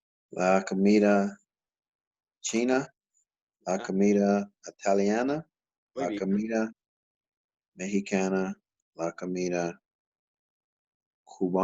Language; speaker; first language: Spanish; non-native, learner; English